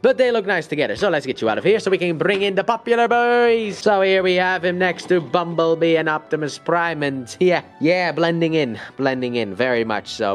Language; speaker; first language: English; native; English